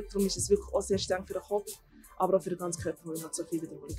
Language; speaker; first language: German; native; German